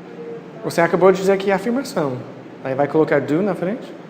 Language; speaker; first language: Portuguese; non-native, fluent; English